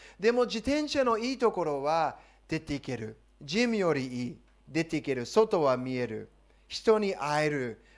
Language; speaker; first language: Japanese; non-native, fluent; English